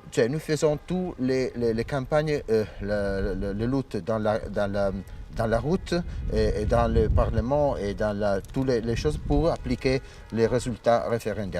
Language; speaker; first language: French; non-native, learner; Italian